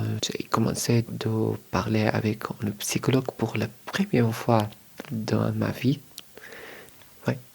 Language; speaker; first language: French; early bilingual, other home language; Arabic